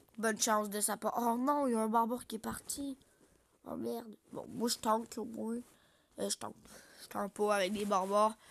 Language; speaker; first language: French; native; French